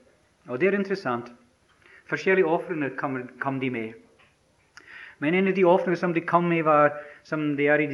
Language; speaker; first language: Norwegian; non-native, fluent; English